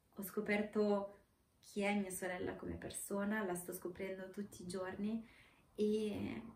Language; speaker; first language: Italian; non-native, fluent; Romanian